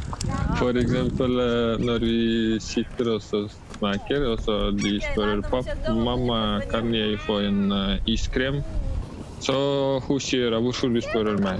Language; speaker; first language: Norwegian; non-native, learner; Russian